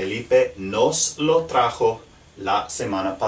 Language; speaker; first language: Spanish; non-native, fluent; English